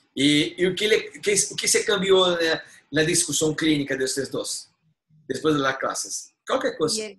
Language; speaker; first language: Spanish; non-native, learner; Portuguese